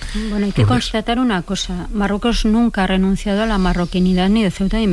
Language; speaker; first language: Spanish; native; Spanish